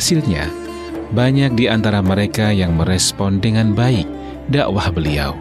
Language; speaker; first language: Indonesian; native; Indonesian